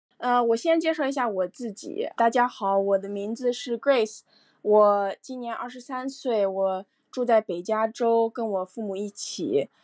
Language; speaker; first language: Chinese; early bilingual, heritage; Chinese